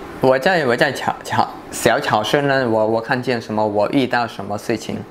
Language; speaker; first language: Chinese; non-native, fluent; Khmer